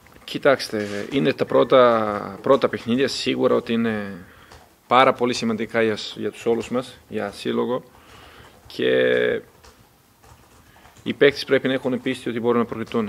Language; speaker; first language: Greek; non-native, fluent; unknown